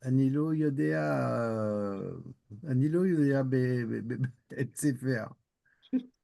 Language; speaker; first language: Hebrew; non-native, learner; French